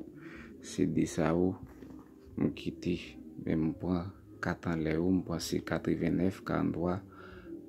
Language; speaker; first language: French; non-native, learner; Haitian Creole